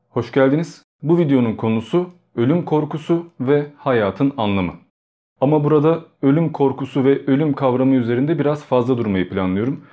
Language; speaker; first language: Turkish; early bilingual, other home language; Albanian